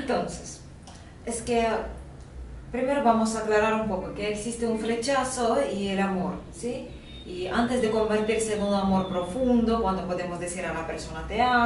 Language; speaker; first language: Spanish; non-native, fluent; Russian